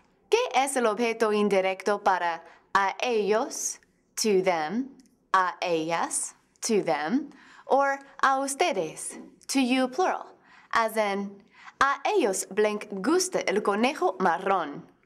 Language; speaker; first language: Spanish; non-native, fluent; English